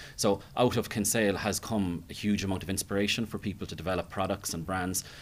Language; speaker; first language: English; native; English